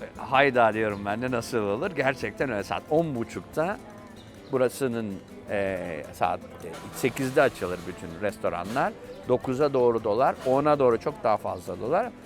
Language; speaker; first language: Turkish; native; Turkish